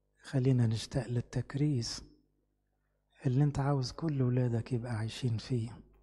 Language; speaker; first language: Arabic; native; Arabic